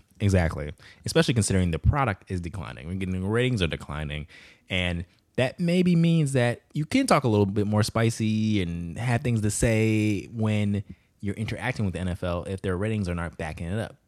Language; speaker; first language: English; native; English